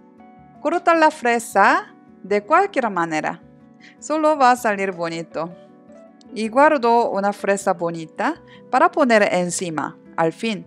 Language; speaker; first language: Spanish; non-native, learner; Korean